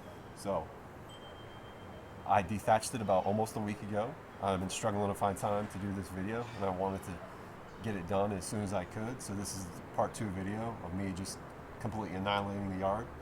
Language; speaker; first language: English; native; English